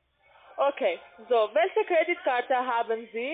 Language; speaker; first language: German; non-native, learner; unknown